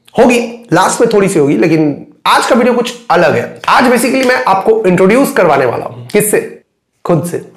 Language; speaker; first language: Hindi; non-native, local second language; Bangla